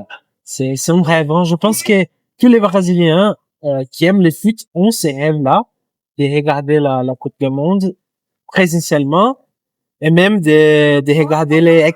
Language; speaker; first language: French; non-native, learner; Portuguese